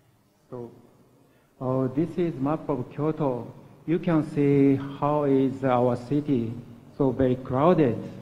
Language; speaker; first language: English; non-native, learner; Japanese